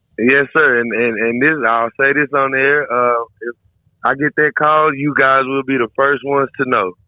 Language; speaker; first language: English; native; English